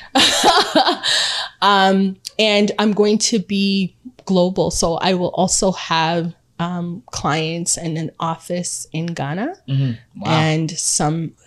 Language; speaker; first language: English; early bilingual, other home language; Akan